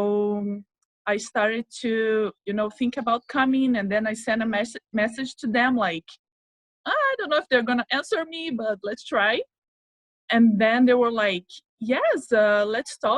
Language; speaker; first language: English; non-native, fluent; Portuguese